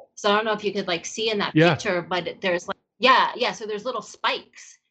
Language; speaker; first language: English; native; English